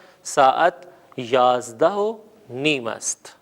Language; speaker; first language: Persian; non-native, fluent; Urdu